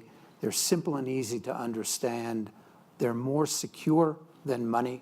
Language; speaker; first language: English; native; English